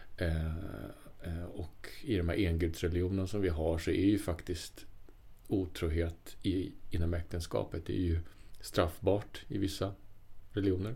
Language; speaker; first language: Swedish; native; Swedish